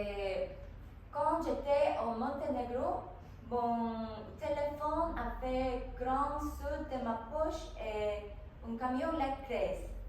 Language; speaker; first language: French; non-native, learner; Korean